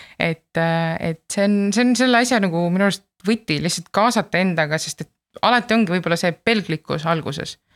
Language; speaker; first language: Estonian; native; Estonian